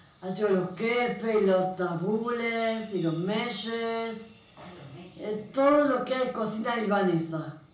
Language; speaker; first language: Spanish; non-native, fluent; Arabic